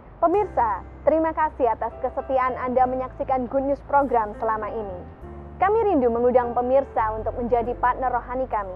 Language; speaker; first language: Indonesian; native; Indonesian